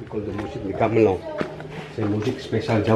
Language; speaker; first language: French; non-native, learner; Javanese